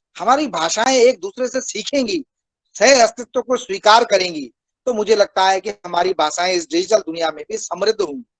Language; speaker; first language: Hindi; native; Hindi